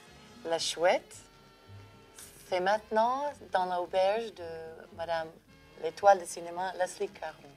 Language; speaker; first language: French; non-native, learner; English